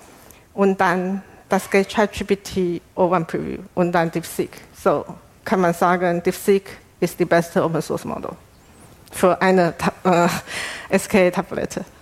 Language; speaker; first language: German; non-native, fluent; Chinese